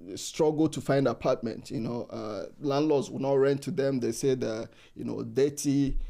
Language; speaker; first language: English; non-native, local second language; Igbo